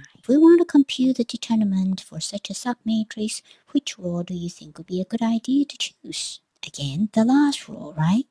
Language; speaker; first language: English; non-native, fluent; Chinese